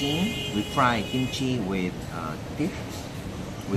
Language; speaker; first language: English; non-native, learner; Korean